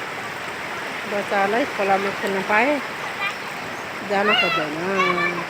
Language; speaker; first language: Nepali; native; Nepali